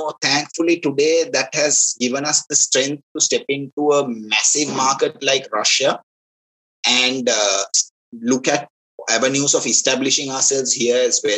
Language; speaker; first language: English; non-native, local second language; Sinhala